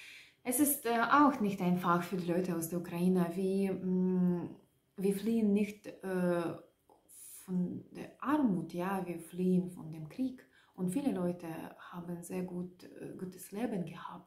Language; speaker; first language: German; non-native, learner; Russian